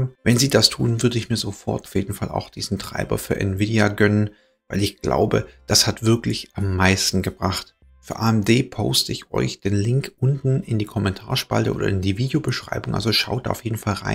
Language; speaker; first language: German; native; German